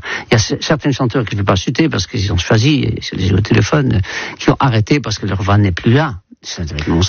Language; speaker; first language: French; non-native, fluent; Dutch